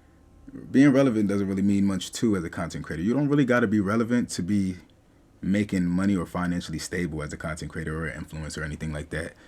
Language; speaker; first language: English; native; English